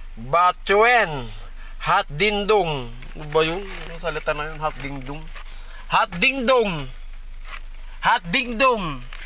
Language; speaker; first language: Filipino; non-native, local second language; Iloko